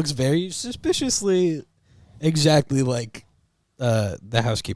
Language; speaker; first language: English; native; English